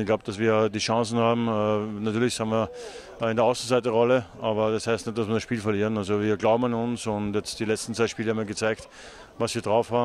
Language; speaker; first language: German; native; German